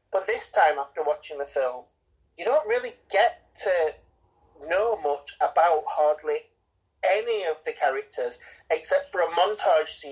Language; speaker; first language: English; native; English